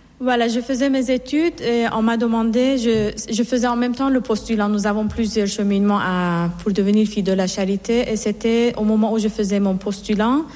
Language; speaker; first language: French; non-native, fluent; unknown